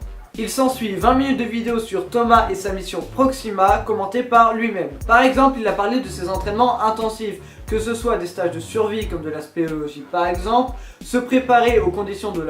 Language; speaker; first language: French; native; French